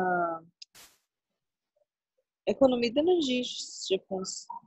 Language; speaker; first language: French; non-native, learner; Portuguese